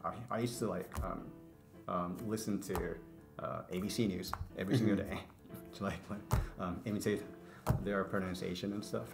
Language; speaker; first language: English; non-native, fluent; Japanese